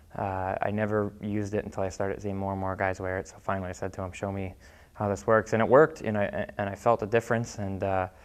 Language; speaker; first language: English; native; English